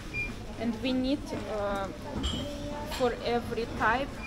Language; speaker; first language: English; non-native, learner; Russian